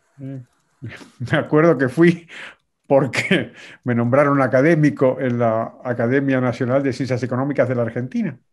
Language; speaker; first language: Spanish; native; Spanish